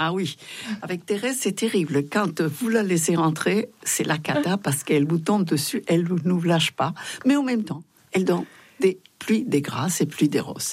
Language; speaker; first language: French; non-native, fluent; Spanish